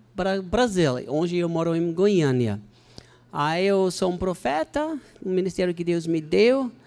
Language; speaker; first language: Portuguese; non-native, learner; German